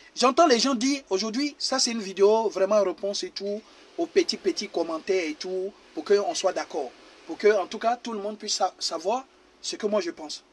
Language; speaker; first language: French; native; French